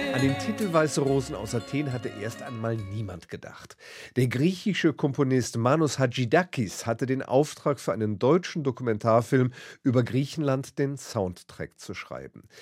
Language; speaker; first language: German; native; German